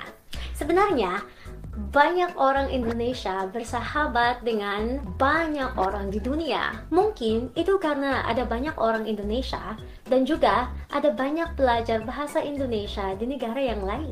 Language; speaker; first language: Indonesian; non-native, fluent; Filipino